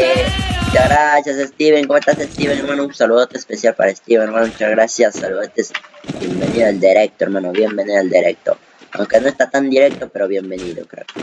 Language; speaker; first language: Spanish; native; Spanish